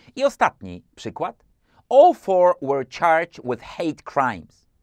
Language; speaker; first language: English; non-native, fluent; Polish